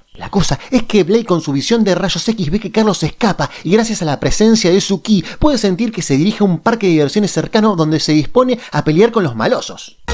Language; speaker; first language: Spanish; native; Spanish